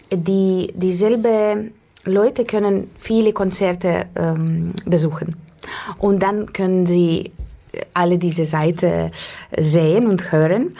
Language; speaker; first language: German; non-native, fluent; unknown